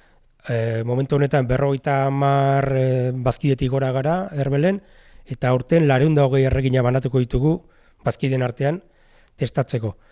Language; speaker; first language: Basque; native; Basque